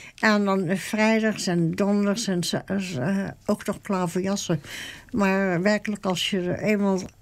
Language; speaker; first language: Dutch; native; Dutch